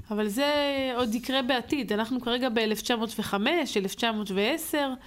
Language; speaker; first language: Hebrew; native; Hebrew